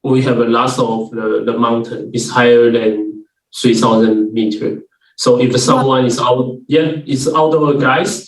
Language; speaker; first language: English; non-native, learner; Chinese